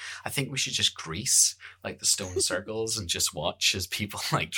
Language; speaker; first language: English; native; English